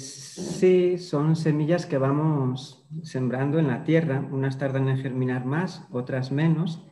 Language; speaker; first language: Spanish; native; Spanish